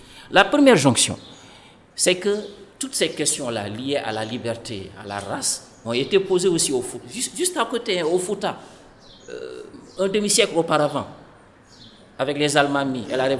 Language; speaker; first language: French; non-native, local second language; Fula